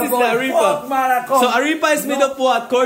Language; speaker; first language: English; non-native, learner; Filipino